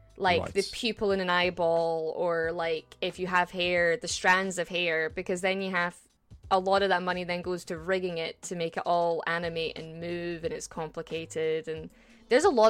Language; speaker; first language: English; native; English